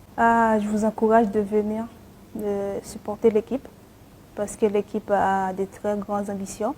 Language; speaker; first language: French; non-native, local second language; Haitian Creole